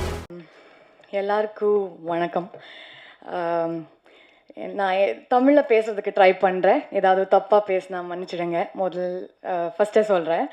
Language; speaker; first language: Tamil; non-native, learner; Kannada